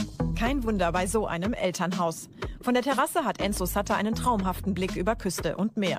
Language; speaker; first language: German; native; German